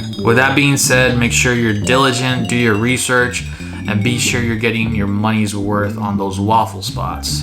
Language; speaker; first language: English; native; English